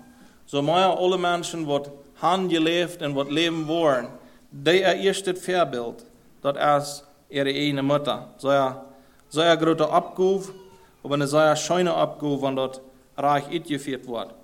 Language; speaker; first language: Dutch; non-native, learner; German